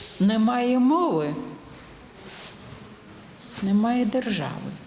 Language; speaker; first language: Ukrainian; non-native, local second language; Russian